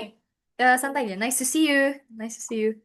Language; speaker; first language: English; non-native, fluent; Indonesian